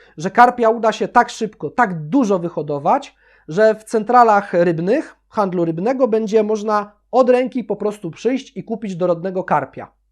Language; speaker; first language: Polish; native; Polish